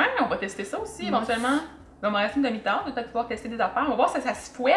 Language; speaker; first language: French; native; French